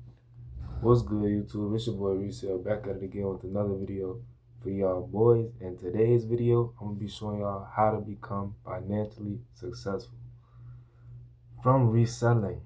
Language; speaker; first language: English; native; English